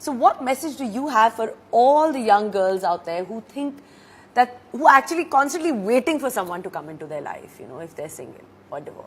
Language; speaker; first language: English; non-native, local second language; Hindi